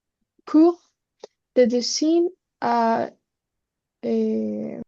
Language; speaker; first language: French; non-native, learner; Spanish